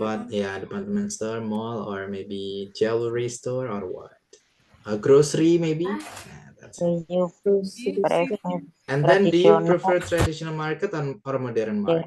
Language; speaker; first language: English; non-native, local second language; Indonesian